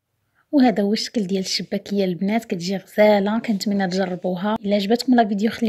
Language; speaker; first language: Arabic; native; Arabic